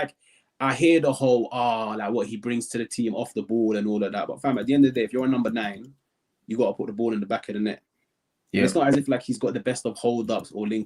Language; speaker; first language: English; native; English